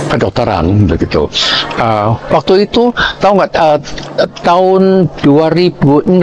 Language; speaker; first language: Indonesian; non-native, learner; Cantonese